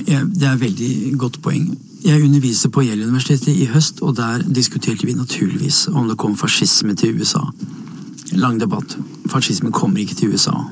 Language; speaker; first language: Norwegian; native; Norwegian